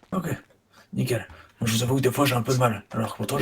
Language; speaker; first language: French; native; French